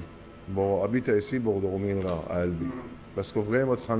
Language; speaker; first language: French; non-native, learner; Arabic